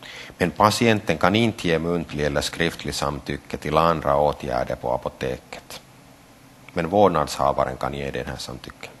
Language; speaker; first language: Swedish; non-native, local second language; Finnish